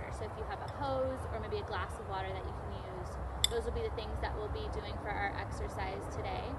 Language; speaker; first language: English; native; English